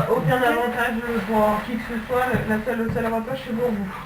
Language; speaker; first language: French; native; French